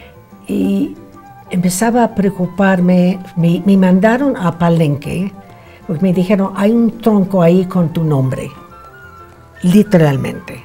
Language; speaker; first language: Spanish; non-native, fluent; English